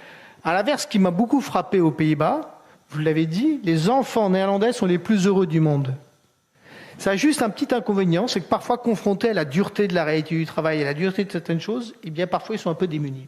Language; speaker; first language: French; native; French